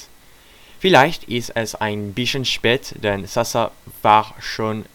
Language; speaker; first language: German; non-native, learner; French